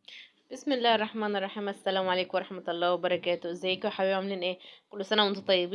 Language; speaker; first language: Arabic; native; Arabic